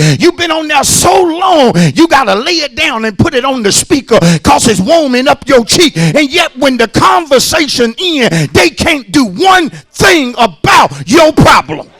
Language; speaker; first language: English; native; English